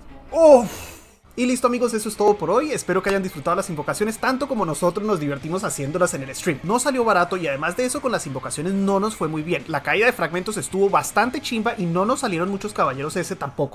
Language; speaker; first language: Spanish; native; Spanish